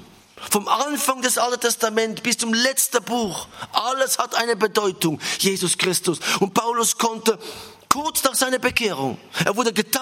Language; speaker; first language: German; non-native, fluent; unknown